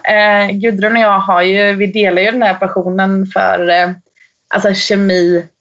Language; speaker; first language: Swedish; native; Swedish